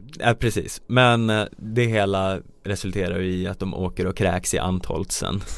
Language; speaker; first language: Swedish; native; Swedish